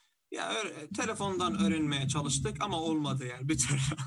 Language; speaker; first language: Turkish; non-native, fluent; Arabic